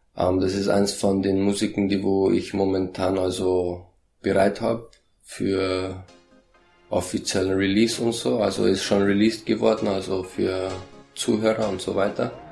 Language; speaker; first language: German; early bilingual, heritage; German